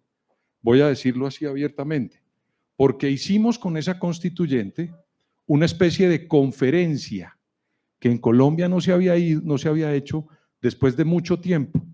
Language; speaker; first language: Spanish; native; Spanish